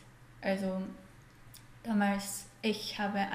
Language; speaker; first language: German; non-native, fluent; Korean